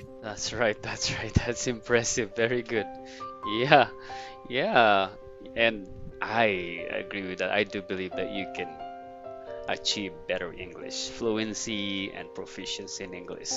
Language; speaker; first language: English; non-native, fluent; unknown